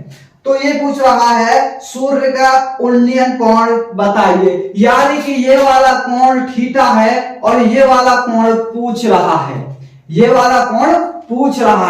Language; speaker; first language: Hindi; native; Hindi